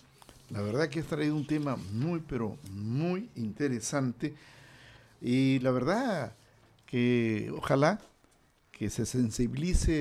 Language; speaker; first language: Spanish; native; Spanish